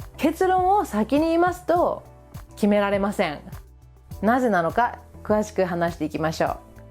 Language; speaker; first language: Japanese; early bilingual, other home language; English